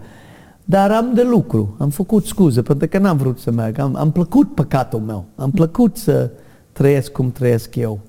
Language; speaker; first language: Romanian; non-native, learner; English